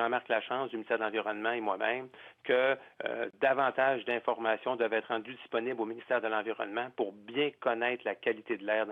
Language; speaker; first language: French; native; French